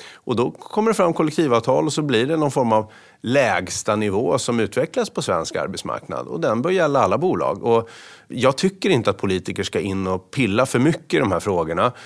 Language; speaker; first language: Swedish; native; Swedish